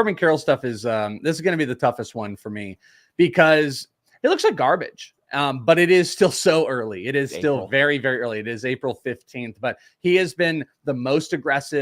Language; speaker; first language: English; native; English